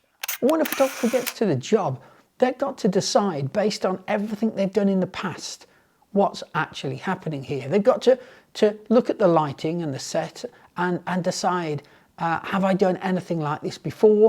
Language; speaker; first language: English; native; English